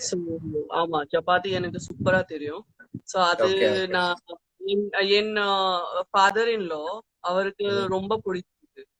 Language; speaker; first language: Tamil; non-native, fluent; Gujarati